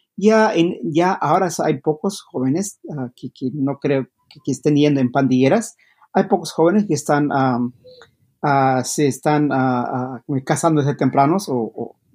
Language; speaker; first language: Spanish; non-native, local second language; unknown